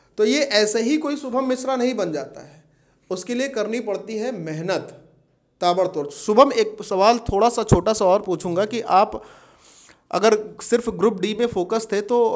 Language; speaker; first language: Hindi; native; Hindi